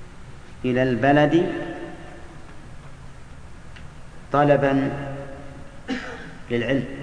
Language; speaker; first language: Arabic; native; Arabic